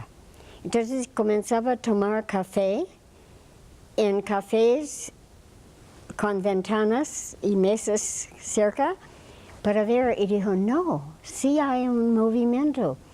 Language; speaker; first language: Spanish; non-native, fluent; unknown